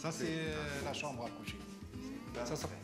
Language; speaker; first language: French; non-native, local second language; Arabic